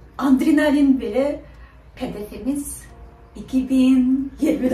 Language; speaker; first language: Turkish; non-native, fluent; Russian